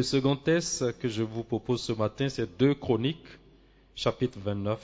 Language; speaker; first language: French; non-native, local second language; Swahili